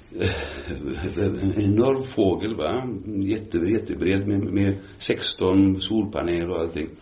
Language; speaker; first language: Swedish; early bilingual, heritage; Swedish